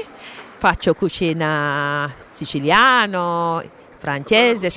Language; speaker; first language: Italian; non-native, fluent; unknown